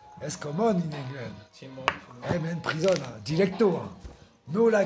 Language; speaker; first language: Spanish; non-native, learner; French